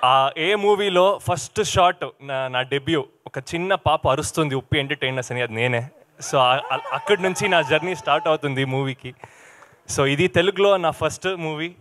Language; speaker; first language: Telugu; non-native, learner; Kannada